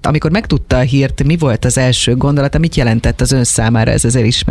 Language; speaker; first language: Hungarian; native; Hungarian